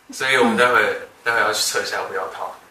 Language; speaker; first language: Chinese; native; Chinese